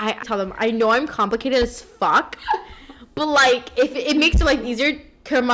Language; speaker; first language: English; native; English